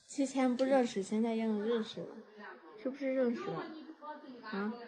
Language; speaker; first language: Chinese; non-native, learner; Lao